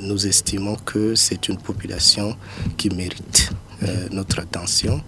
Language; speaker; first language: French; non-native, local second language; Rundi